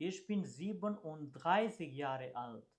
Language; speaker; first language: German; non-native, fluent; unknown